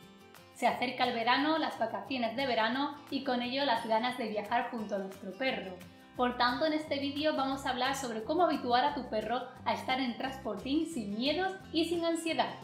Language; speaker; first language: Spanish; native; Spanish